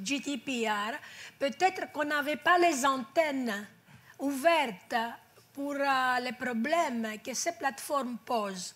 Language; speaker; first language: French; non-native, fluent; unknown